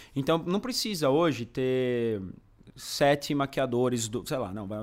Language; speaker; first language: Portuguese; native; Portuguese